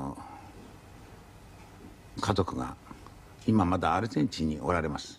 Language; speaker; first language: Japanese; native; Japanese